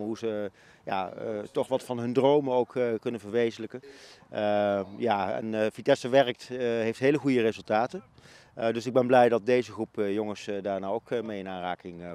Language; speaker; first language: Dutch; native; Dutch